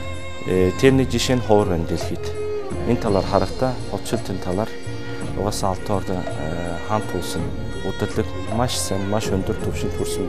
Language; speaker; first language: Mongolian; non-native, fluent; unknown